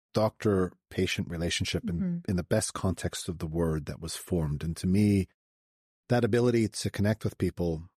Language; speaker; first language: English; native; English